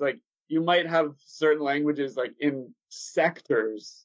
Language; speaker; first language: English; native; English